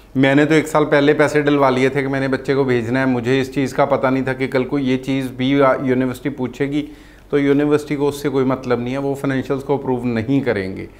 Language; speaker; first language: Hindi; non-native, local second language; Punjabi